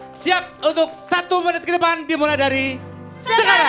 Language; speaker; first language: Indonesian; native; Indonesian